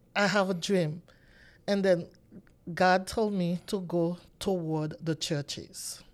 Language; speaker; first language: English; non-native, learner; Haitian Creole